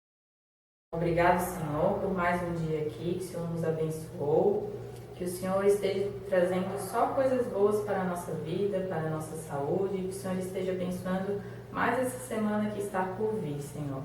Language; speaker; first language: Portuguese; native; Portuguese